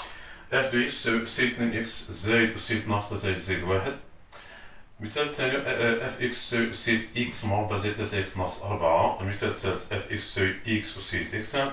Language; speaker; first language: Arabic; native; Arabic